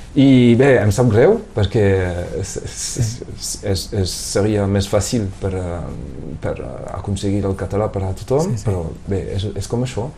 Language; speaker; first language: Catalan; non-native, local second language; French